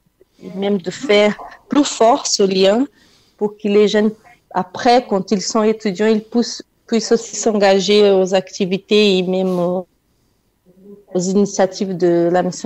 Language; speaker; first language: French; non-native, fluent; Portuguese